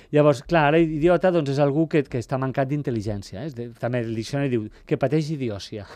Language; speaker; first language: Catalan; native; Catalan